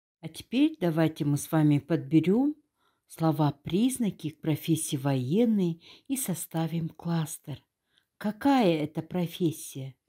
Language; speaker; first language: Russian; non-native, local second language; Kazakh